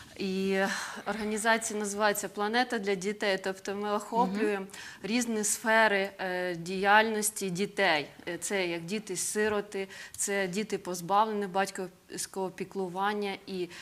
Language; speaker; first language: Ukrainian; non-native, local second language; Russian